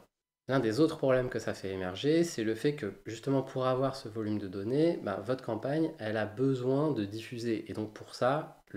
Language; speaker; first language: French; native; French